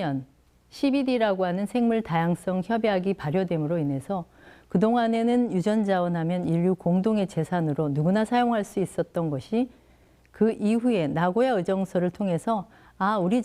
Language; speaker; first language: Korean; native; Korean